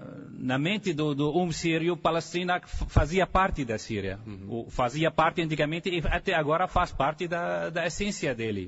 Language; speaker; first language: Portuguese; non-native, fluent; Arabic